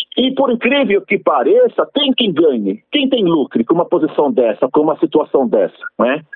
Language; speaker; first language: Portuguese; native; Portuguese